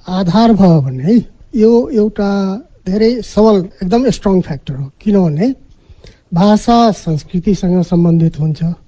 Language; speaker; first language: Nepali; non-native, local second language; Maithili